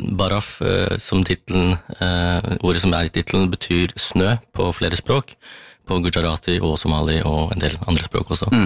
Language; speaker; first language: Norwegian; early bilingual, other home language; Tamil